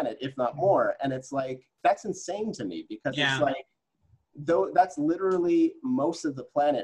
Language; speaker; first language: English; native; English